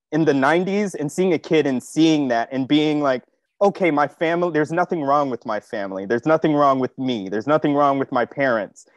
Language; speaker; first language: English; native; English